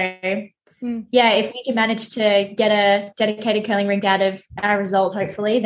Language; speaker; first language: English; native; English